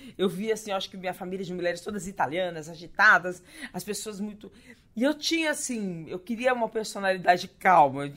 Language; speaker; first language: Portuguese; native; Portuguese